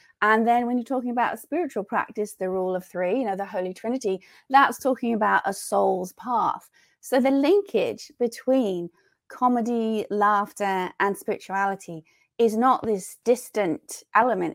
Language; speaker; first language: English; native; English